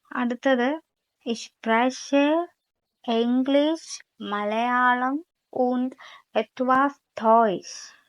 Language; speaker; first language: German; non-native, learner; Malayalam